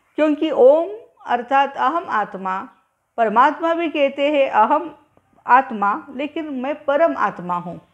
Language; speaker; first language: Hindi; non-native, local second language; Marathi